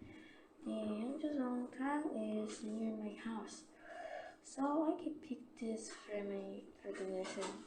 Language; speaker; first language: English; non-native, learner; Korean